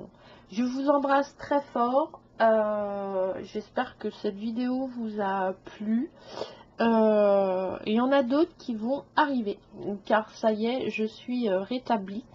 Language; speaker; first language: French; native; French